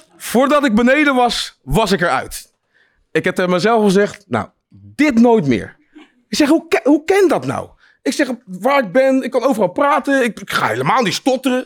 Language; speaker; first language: Dutch; native; Dutch